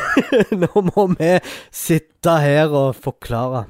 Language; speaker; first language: Norwegian; early bilingual, other home language; Arabic